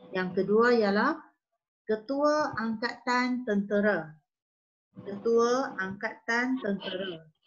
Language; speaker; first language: Malay; native; Malay